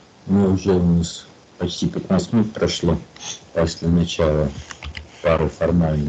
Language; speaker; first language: Russian; native; Russian